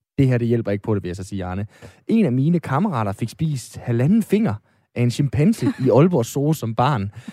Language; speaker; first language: Danish; native; Danish